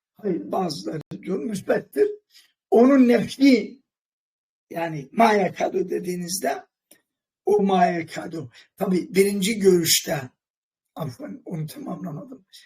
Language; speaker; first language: Turkish; non-native, local second language; Kurdish